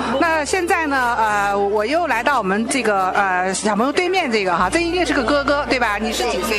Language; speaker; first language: Chinese; native; Chinese